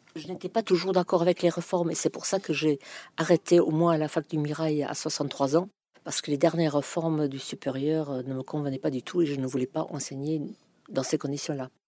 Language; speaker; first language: French; non-native, fluent; German